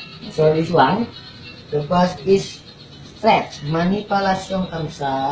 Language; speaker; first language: English; non-native, learner; Indonesian